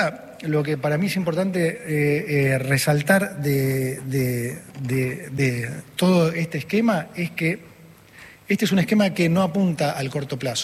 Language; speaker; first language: Spanish; native; Spanish